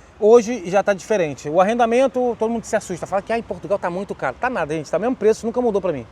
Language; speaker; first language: Portuguese; native; Portuguese